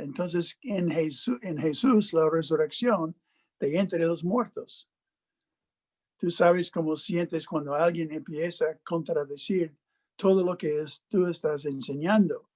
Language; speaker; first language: Spanish; non-native, fluent; English